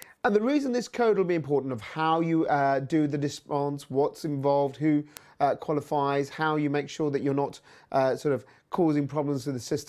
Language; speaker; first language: English; native; English